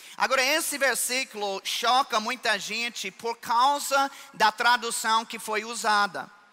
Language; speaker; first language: Portuguese; non-native, fluent; English